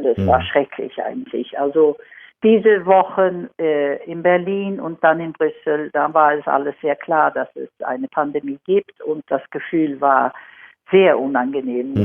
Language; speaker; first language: German; non-native, fluent; Swedish